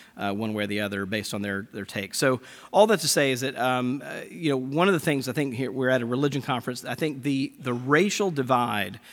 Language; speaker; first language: English; native; English